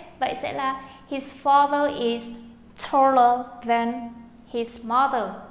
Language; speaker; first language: English; non-native, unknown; Vietnamese